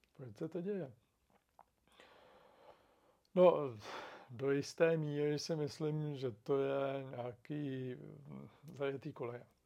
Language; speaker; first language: Czech; native; Czech